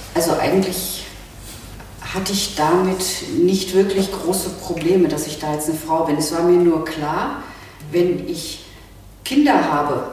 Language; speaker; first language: German; native; German